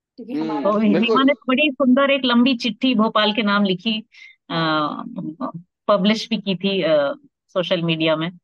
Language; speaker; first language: Hindi; native; Hindi